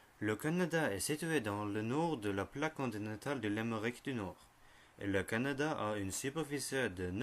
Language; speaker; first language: French; non-native, learner; Norwegian